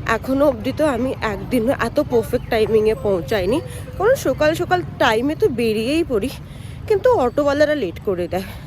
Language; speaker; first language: Bangla; early bilingual, heritage; Bangla